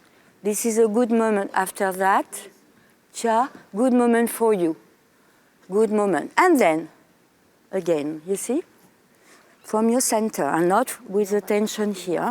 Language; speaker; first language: English; non-native, fluent; French